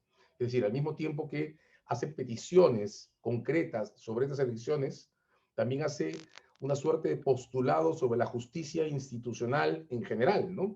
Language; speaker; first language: Spanish; native; Spanish